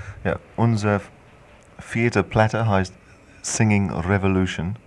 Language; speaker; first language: German; non-native, fluent; English